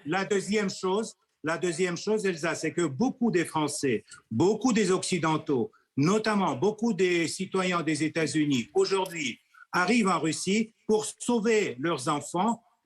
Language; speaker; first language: French; non-native, fluent; Russian